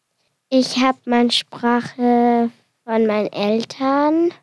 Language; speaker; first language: German; non-native, learner; Finnish